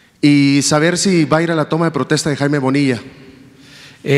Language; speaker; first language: Spanish; native; Spanish